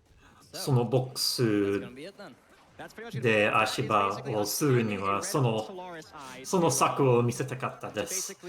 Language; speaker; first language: Japanese; non-native, learner; English